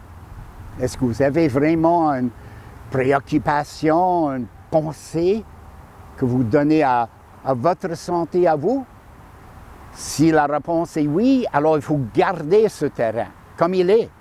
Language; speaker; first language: French; non-native, fluent; English